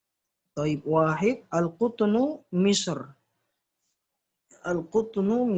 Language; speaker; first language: Arabic; non-native, fluent; Indonesian